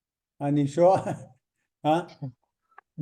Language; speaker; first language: Chinese; non-native, fluent; English